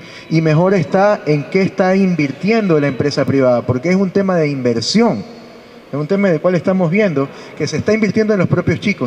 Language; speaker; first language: Spanish; native; Spanish